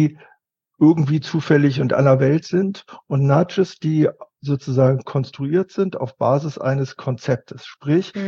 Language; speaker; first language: German; native; German